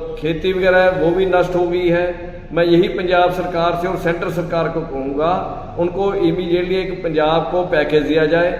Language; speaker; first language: Hindi; non-native, local second language; Punjabi